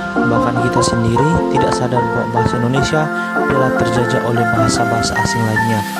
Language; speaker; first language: Indonesian; non-native, local second language; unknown